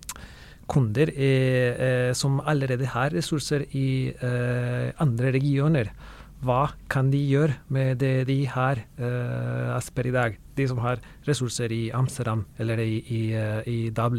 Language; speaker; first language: Norwegian; non-native, fluent; Spanish